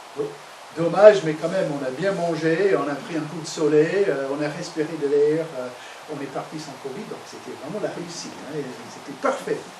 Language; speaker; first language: French; non-native, fluent; English